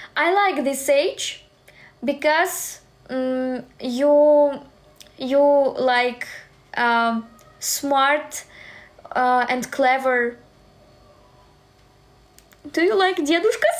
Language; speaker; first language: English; non-native, learner; Russian